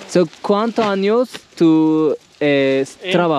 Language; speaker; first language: Spanish; non-native, learner; Turkish